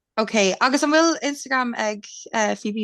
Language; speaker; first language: Irish; non-native, local second language; English